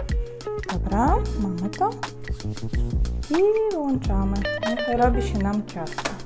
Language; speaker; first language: Polish; non-native, fluent; Ukrainian